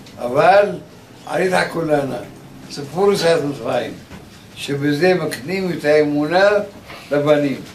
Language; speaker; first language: Hebrew; early bilingual, other home language; Arabic